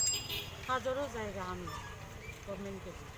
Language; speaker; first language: Hindi; non-native, local second language; Kok Borok